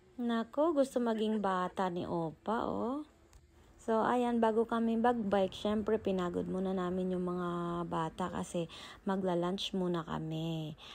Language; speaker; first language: Filipino; native; Filipino